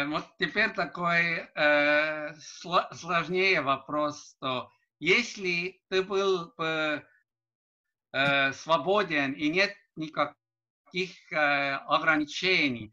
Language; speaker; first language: Russian; non-native, learner; Estonian